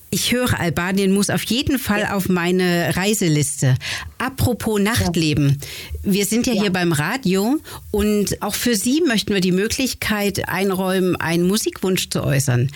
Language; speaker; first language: German; native; German